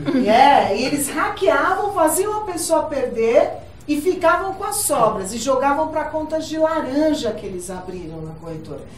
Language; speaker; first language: Portuguese; native; Portuguese